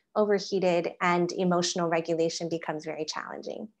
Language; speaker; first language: English; native; English